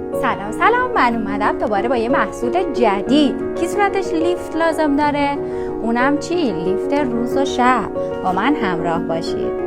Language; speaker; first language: Persian; native; Persian